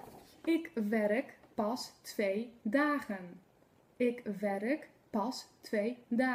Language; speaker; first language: Dutch; non-native, fluent; Polish